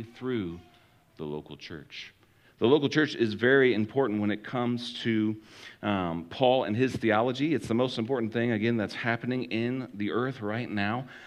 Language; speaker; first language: English; native; English